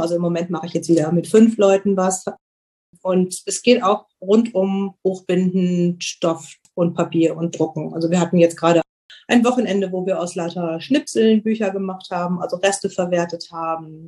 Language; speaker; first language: German; native; German